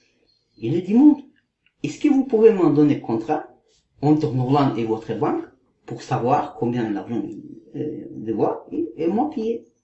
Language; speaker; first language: French; non-native, learner; Kazakh